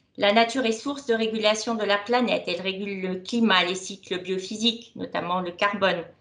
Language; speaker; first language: French; non-native, local second language; Arabic